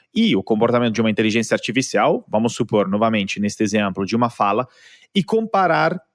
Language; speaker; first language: Portuguese; non-native, fluent; Italian